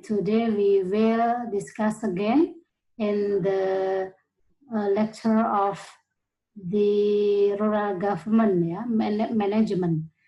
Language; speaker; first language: English; non-native, learner; Indonesian